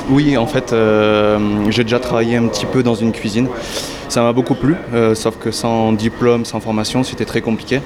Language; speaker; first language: French; native; French